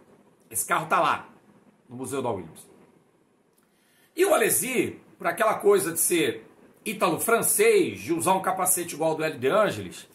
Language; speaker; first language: Portuguese; native; Portuguese